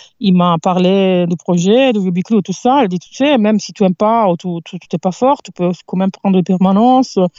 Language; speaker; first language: French; non-native, fluent; Italian